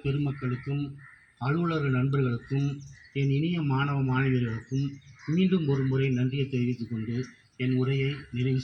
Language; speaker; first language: Tamil; native; Tamil